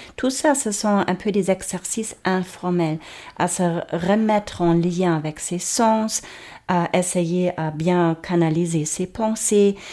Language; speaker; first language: French; non-native, fluent; German